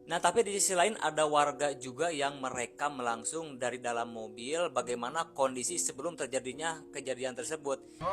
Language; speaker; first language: Indonesian; native; Indonesian